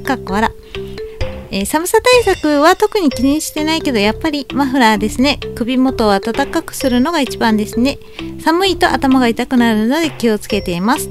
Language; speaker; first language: Japanese; native; Japanese